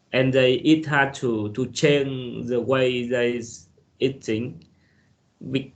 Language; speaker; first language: English; non-native, learner; Vietnamese